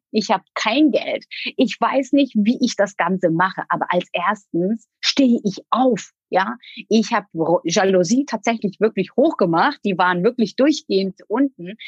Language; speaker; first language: German; non-native, fluent; Turkish